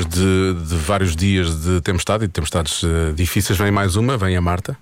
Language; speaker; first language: Portuguese; native; Portuguese